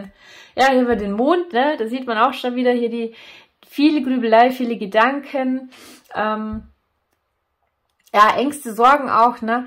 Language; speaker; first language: German; native; German